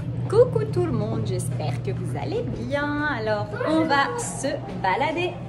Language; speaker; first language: French; native; French